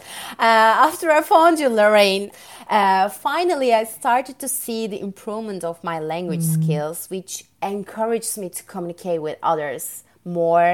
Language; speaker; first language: English; non-native, fluent; Turkish